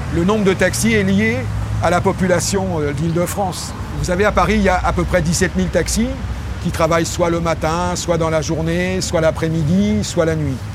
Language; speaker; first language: French; native; French